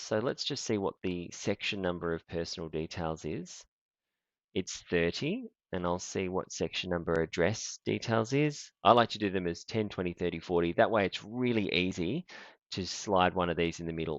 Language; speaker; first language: English; native; English